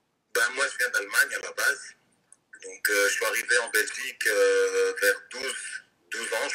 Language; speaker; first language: French; native; French